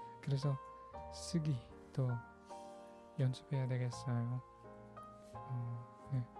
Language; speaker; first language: Korean; non-native, learner; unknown